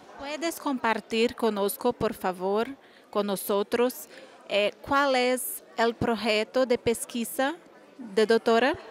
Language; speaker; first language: Spanish; non-native, learner; Portuguese